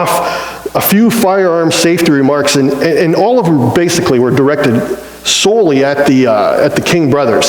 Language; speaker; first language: English; native; English